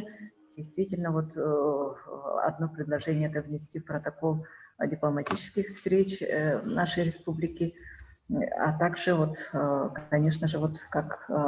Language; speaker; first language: Russian; native; Russian